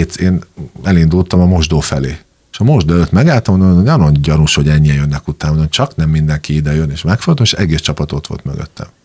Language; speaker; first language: Hungarian; native; Hungarian